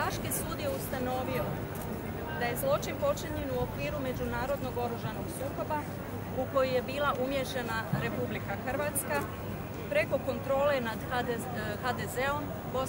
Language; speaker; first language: Croatian; native; Croatian